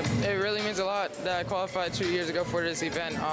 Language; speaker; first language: English; native; English